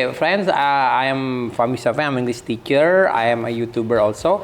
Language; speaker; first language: English; non-native, fluent; Indonesian